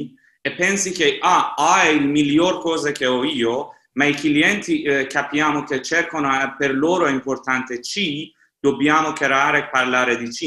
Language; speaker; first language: Italian; non-native, fluent; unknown